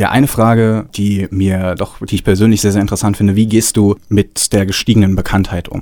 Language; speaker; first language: German; native; German